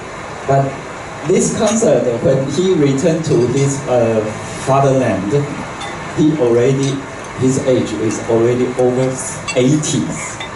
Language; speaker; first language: English; non-native, local second language; Chinese